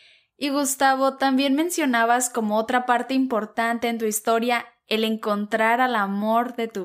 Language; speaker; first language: Spanish; native; Spanish